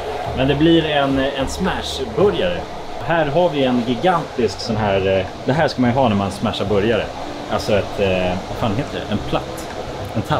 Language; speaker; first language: Swedish; native; Swedish